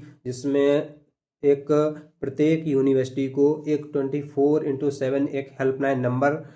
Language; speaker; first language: Hindi; native; Hindi